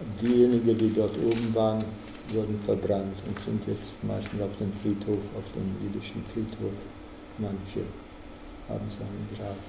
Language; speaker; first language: German; non-native, fluent; Czech